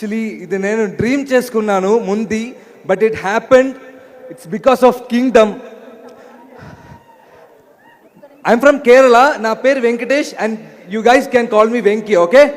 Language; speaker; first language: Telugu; non-native, learner; Malayalam